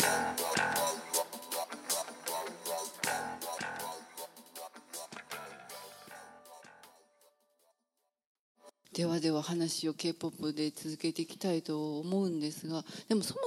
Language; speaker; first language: Japanese; native; Japanese